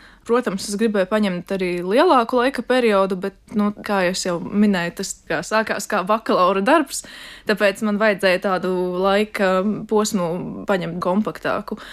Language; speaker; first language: Latvian; non-native, fluent; Russian